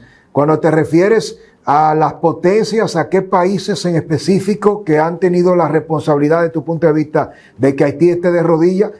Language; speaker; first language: Spanish; native; Spanish